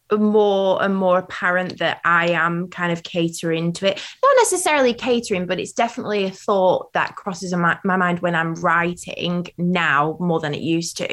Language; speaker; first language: English; native; English